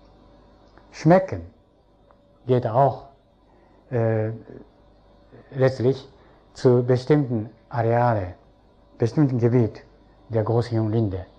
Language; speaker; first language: German; non-native, fluent; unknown